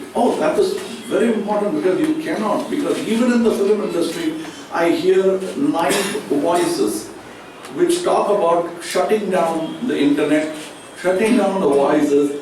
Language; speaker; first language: English; non-native, local second language; Tamil